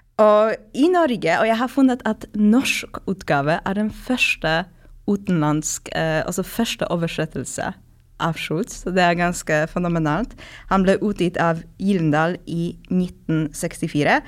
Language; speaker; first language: Norwegian; non-native, fluent; Polish